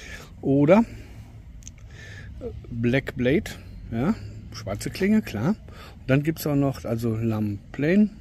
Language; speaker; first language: German; native; German